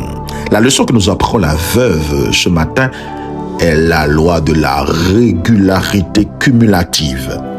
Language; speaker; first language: French; non-native, local second language; Haitian Creole